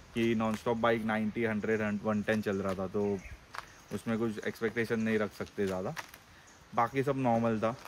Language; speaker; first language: Hindi; non-native, local second language; Marathi